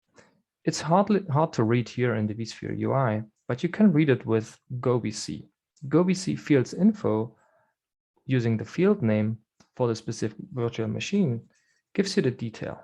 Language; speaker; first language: English; non-native, fluent; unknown